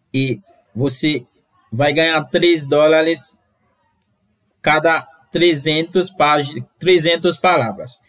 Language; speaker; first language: Portuguese; non-native, fluent; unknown